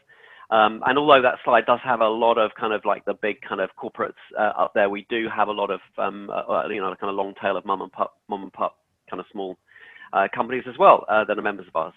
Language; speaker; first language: English; native; English